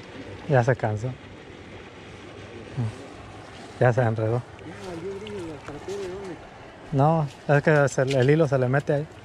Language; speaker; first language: Spanish; native; Spanish